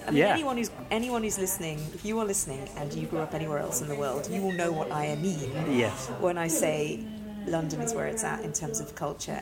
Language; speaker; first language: English; native; English